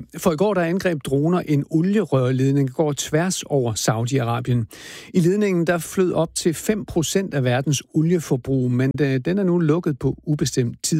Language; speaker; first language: Danish; native; Danish